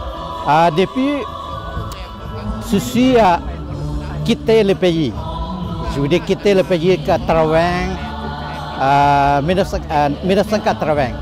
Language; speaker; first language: French; non-native, learner; Lao